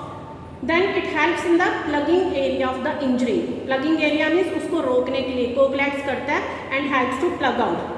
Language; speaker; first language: English; non-native, local second language; Hindi